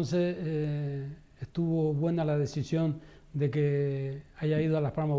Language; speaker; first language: Spanish; native; Spanish